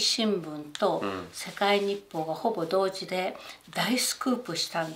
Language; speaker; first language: Japanese; native; Japanese